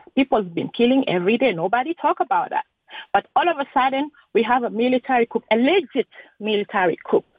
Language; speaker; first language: English; non-native, fluent; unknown